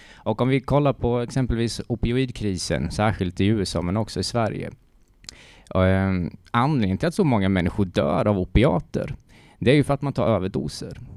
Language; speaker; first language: Swedish; native; Swedish